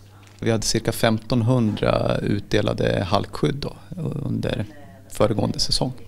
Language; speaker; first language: Swedish; native; Swedish